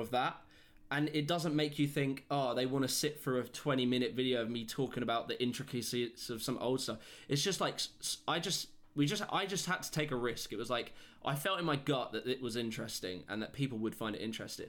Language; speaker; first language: English; native; English